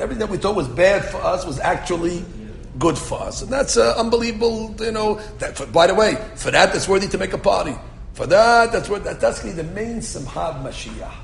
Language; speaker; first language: English; native; English